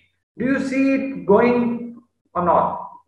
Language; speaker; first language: English; non-native, local second language; Urdu